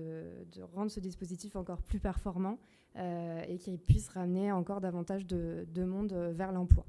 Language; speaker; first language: French; native; French